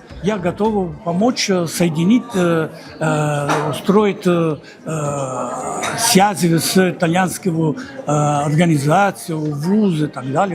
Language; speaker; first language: Russian; non-native, learner; Italian